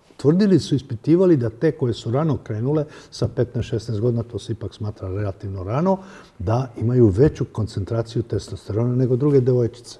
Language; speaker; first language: Serbian; native; Serbian